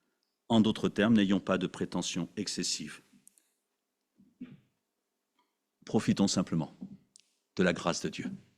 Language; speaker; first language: French; native; French